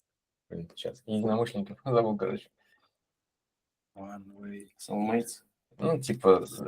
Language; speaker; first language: Russian; native; Russian